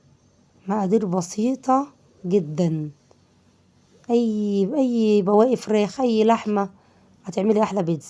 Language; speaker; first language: Arabic; native; Arabic